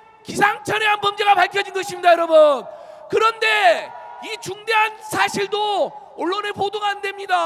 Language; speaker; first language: Korean; native; Korean